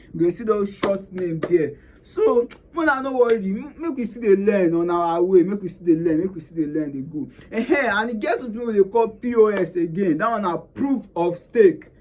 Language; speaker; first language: Nigerian Pidgin; non-native, local second language; Yoruba